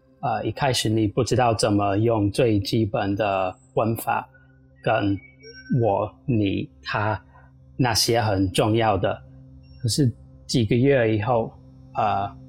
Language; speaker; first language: Chinese; non-native, fluent; English